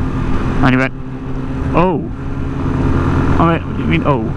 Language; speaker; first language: English; native; English